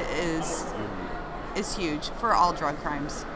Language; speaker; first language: English; native; English